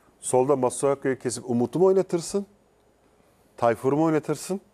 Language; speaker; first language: Turkish; native; Turkish